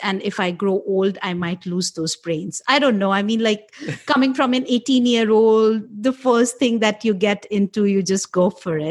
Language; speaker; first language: English; non-native, local second language; Hindi